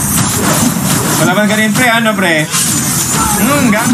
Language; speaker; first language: Filipino; native; Filipino